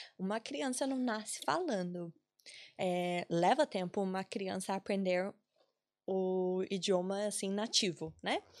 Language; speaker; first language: Portuguese; non-native, fluent; English